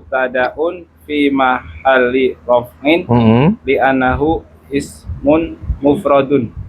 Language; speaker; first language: Arabic; non-native, learner; Indonesian